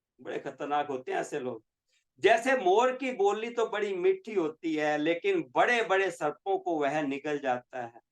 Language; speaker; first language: Hindi; native; Hindi